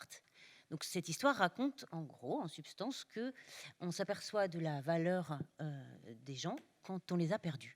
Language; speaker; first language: French; native; French